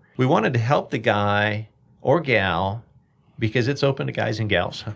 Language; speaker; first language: English; native; English